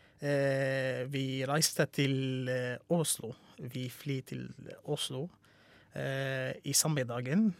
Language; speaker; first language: Norwegian; non-native, learner; Arabic